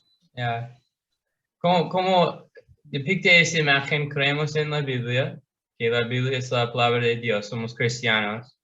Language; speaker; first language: Spanish; non-native, learner; English